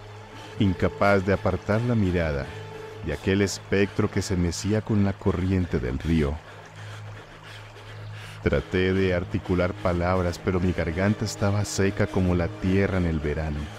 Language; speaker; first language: Spanish; native; Spanish